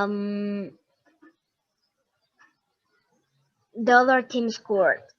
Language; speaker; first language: English; non-native, learner; Spanish